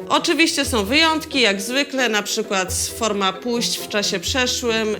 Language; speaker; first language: Polish; native; Polish